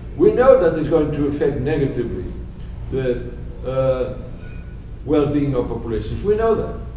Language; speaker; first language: English; non-native, fluent; Spanish